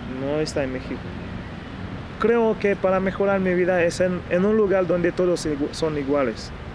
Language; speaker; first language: Spanish; non-native, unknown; Haitian Creole